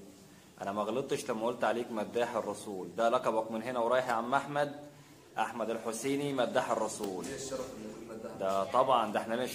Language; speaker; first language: Arabic; native; Arabic